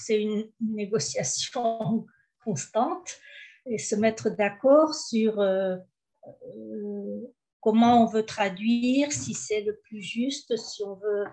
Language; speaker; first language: French; early bilingual, heritage; French